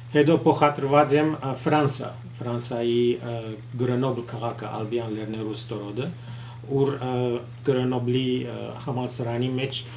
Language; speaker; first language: Armenian; early bilingual, heritage; Armenian